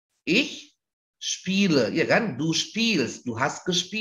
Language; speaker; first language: German; non-native, learner; Indonesian